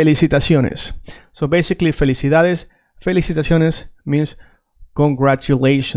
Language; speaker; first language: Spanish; native; Spanish